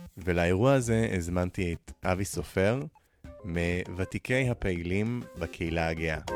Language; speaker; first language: Hebrew; native; Hebrew